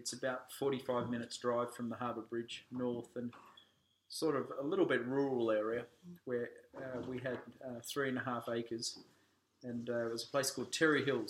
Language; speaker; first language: English; native; English